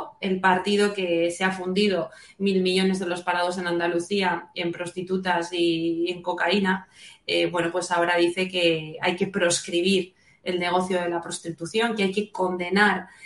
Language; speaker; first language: Spanish; native; Spanish